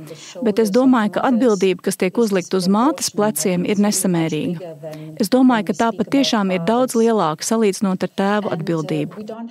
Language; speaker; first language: Latvian; native; Latvian